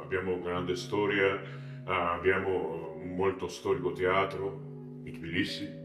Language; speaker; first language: Italian; non-native, learner; Georgian